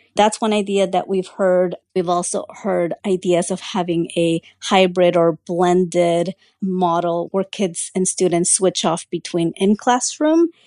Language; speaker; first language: English; early bilingual, other home language; Spanish